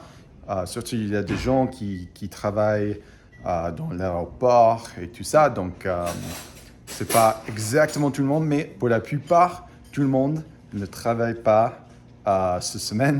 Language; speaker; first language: French; non-native, fluent; English